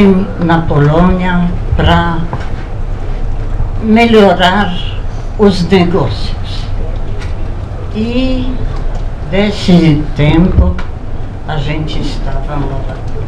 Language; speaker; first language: Portuguese; non-native, fluent; Polish